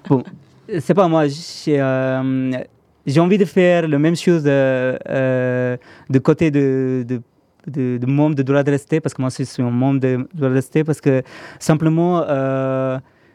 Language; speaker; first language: French; non-native, fluent; Tamil